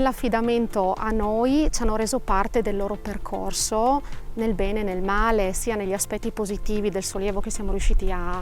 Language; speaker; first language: Italian; native; Italian